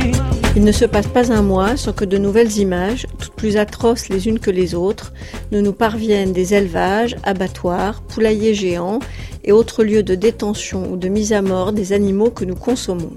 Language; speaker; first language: French; native; French